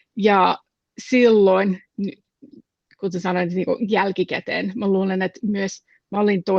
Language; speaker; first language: Finnish; non-native, fluent; English